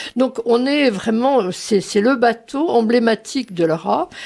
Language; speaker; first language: French; native; French